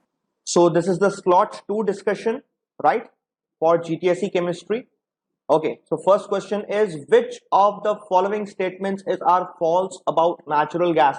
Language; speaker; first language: English; non-native, local second language; Hindi